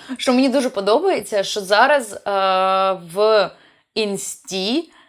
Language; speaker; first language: Ukrainian; non-native, local second language; Russian